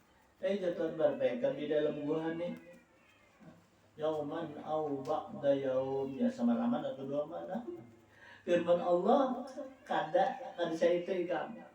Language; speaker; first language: Indonesian; non-native, local second language; Banjar